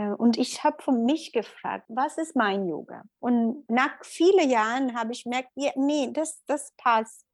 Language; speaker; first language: German; non-native, learner; Tamil